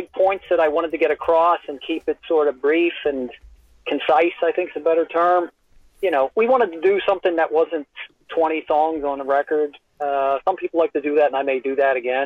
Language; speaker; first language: English; native; English